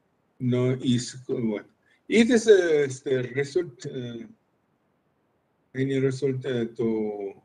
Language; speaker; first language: English; non-native, learner; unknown